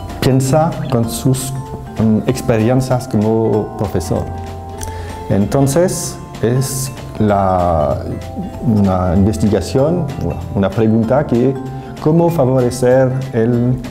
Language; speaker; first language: Spanish; non-native, fluent; French